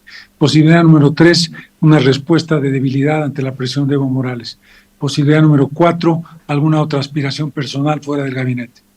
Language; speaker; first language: Spanish; native; Spanish